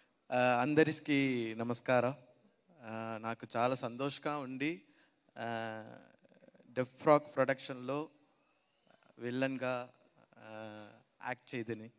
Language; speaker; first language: Telugu; non-native, learner; Tamil